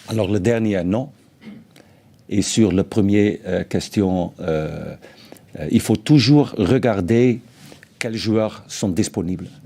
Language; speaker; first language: French; non-native, fluent; Dutch